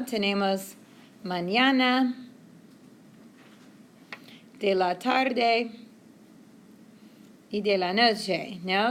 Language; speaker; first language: Spanish; non-native, fluent; English